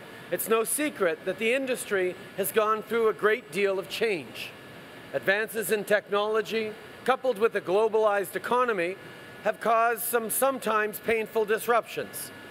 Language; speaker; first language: English; early bilingual, other home language; French